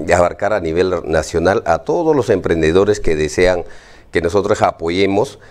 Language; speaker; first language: Spanish; native; Spanish